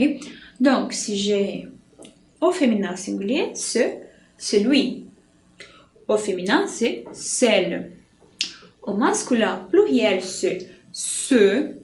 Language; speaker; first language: French; non-native, fluent; Portuguese